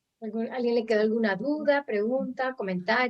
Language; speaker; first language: Spanish; native; Spanish